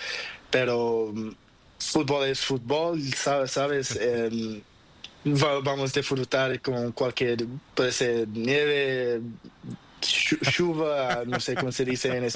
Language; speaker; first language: Spanish; non-native, learner; Portuguese